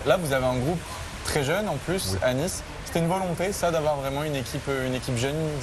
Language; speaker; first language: French; native; French